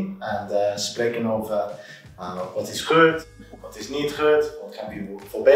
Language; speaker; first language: Dutch; non-native, learner; English